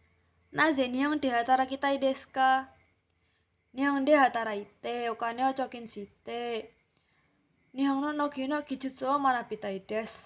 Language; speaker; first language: Japanese; non-native, learner; Indonesian